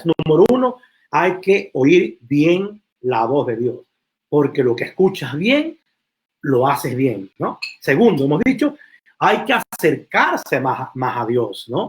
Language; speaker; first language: Spanish; native; Spanish